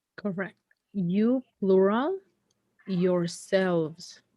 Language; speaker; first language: English; non-native, fluent; Spanish